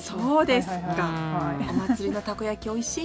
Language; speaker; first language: Japanese; native; Japanese